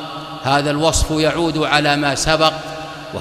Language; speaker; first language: Arabic; native; Arabic